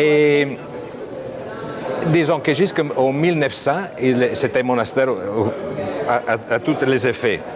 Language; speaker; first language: French; non-native, fluent; Italian